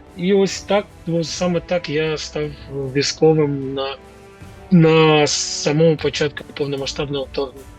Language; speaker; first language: Ukrainian; native; Ukrainian